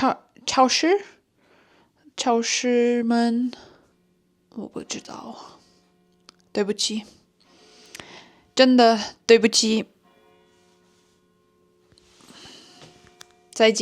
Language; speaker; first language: Chinese; non-native, learner; Turkish